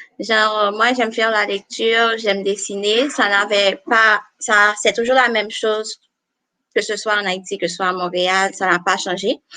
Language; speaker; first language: French; non-native, local second language; Haitian Creole